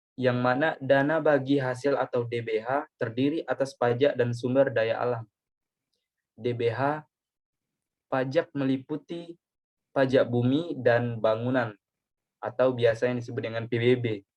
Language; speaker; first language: Indonesian; native; Indonesian